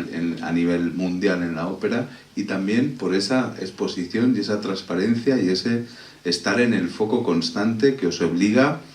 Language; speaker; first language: Spanish; native; Spanish